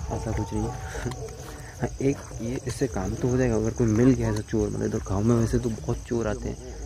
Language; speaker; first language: Hindi; non-native, local second language; Marwari